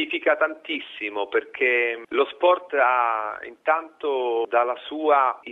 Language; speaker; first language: Italian; native; Italian